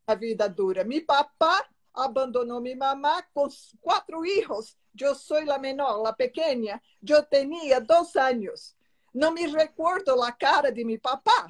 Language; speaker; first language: Spanish; non-native, learner; Portuguese